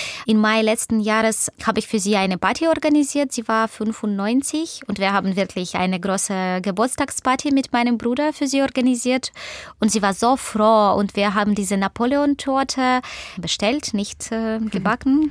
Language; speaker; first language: German; non-native, fluent; Russian